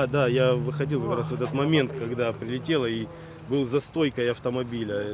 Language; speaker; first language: Russian; native; Russian